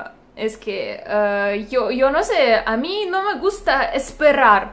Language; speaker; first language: Spanish; non-native, learner; Russian